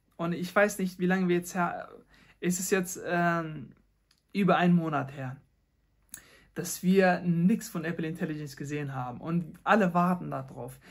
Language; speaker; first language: German; non-native, fluent; Persian